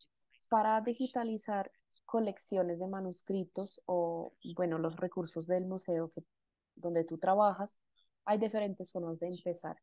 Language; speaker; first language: Spanish; non-native, fluent; Indonesian